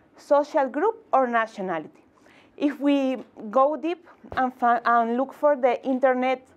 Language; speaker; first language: English; non-native, fluent; Spanish